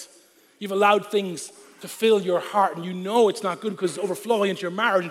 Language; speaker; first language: English; non-native, local second language; Irish